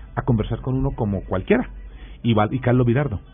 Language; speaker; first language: Spanish; native; Spanish